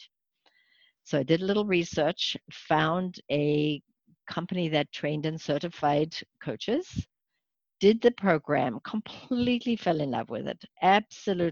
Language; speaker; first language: English; native; English